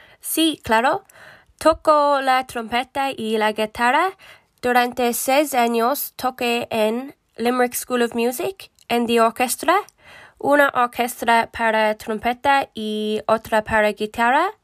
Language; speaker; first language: Spanish; non-native, learner; English